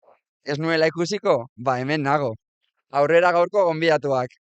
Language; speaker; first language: Basque; non-native, local second language; Spanish